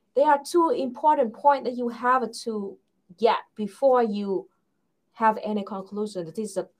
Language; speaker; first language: English; non-native, fluent; Vietnamese